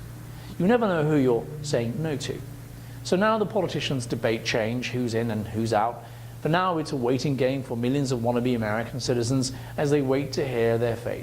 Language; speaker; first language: English; native; English